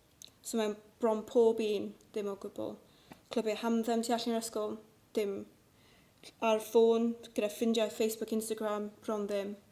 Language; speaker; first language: Welsh; non-native, local second language; English